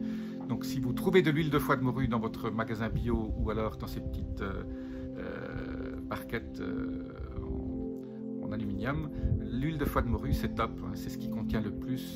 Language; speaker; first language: French; native; French